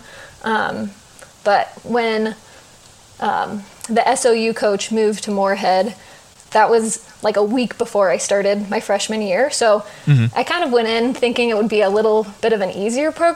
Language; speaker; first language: English; native; English